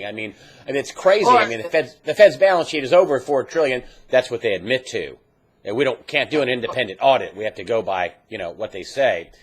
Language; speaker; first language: English; native; English